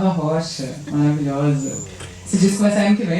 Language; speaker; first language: Portuguese; native; Portuguese